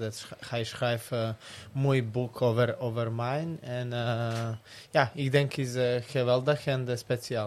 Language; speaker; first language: Dutch; non-native, learner; Serbian